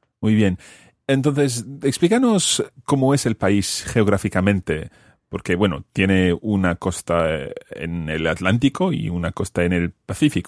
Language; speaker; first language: Spanish; non-native, fluent; English